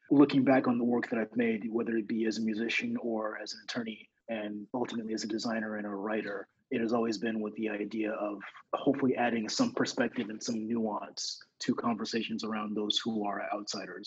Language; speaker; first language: English; non-native, local second language; Yoruba